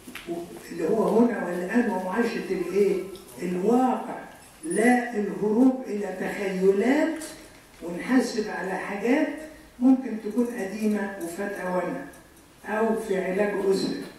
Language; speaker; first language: Arabic; native; Arabic